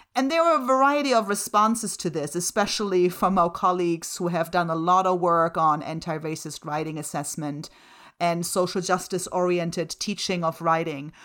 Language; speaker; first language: English; non-native, fluent; German